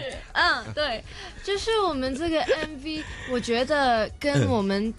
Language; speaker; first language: Chinese; non-native, local second language; Cantonese